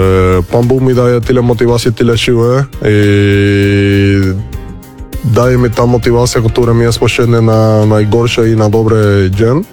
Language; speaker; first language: Polish; non-native, learner; Spanish